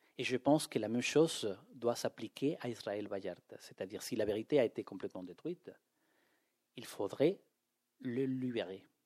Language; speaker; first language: French; non-native, fluent; Spanish